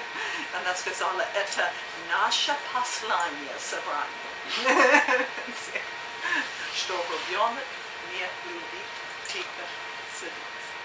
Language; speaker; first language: Russian; non-native, learner; English